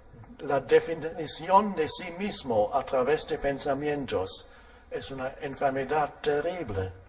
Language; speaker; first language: Spanish; non-native, fluent; German